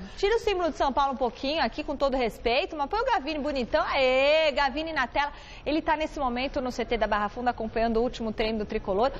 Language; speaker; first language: Portuguese; native; Portuguese